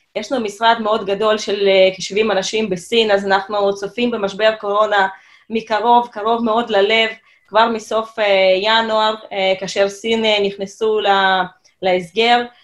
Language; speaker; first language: Hebrew; non-native, fluent; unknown